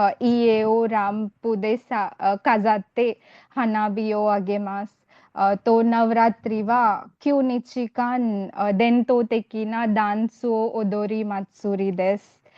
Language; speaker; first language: Japanese; non-native, learner; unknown